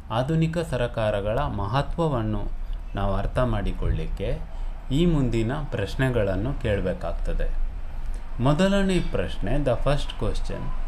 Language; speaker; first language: Kannada; non-native, local second language; Konkani